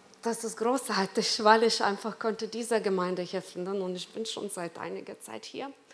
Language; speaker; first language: German; non-native, fluent; Lithuanian